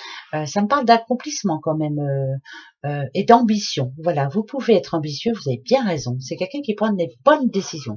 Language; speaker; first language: French; native; French